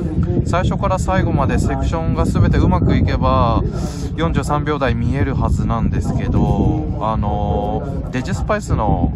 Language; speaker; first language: Japanese; native; Japanese